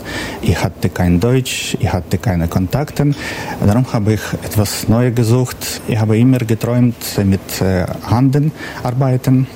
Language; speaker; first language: German; non-native, learner; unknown